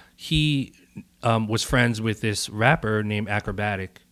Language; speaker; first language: English; native; English